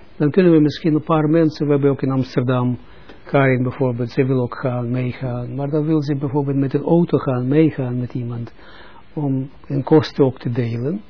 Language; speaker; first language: Dutch; non-native, fluent; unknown